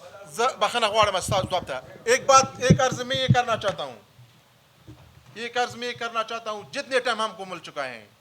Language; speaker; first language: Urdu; early bilingual, other home language; Pashto